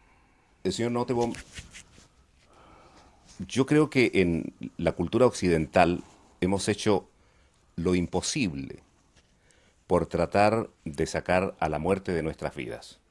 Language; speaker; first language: Spanish; native; Spanish